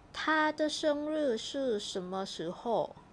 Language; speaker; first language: Chinese; non-native, fluent; Thai